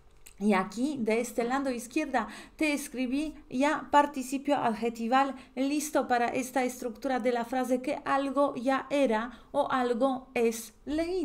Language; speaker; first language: Spanish; non-native, fluent; Polish